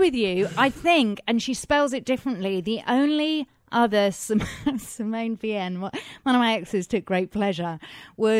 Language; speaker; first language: English; native; English